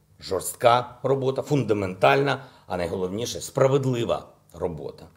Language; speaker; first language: Ukrainian; non-native, local second language; Russian